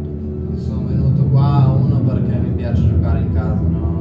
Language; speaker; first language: Italian; non-native, local second language; German